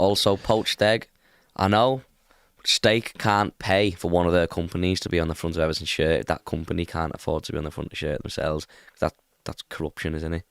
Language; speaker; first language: English; native; English